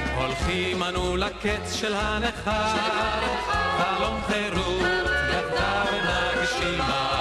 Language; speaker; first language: Hebrew; non-native, fluent; French